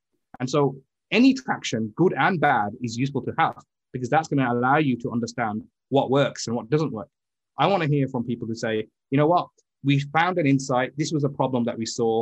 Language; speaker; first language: English; native; English